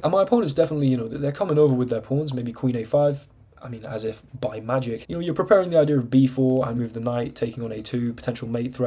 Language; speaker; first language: English; native; English